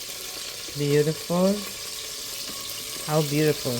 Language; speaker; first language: English; non-native, learner; Persian